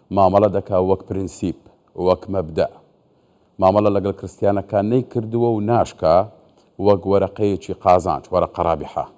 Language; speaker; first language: Central Kurdish; non-native, local second language; Assyrian Neo-Aramaic